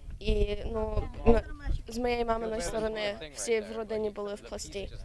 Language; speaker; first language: Ukrainian; early bilingual, heritage; English